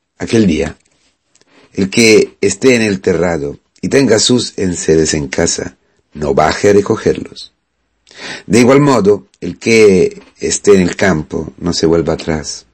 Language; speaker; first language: Spanish; non-native, fluent; Italian